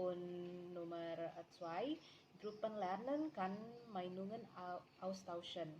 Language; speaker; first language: German; non-native, learner; Indonesian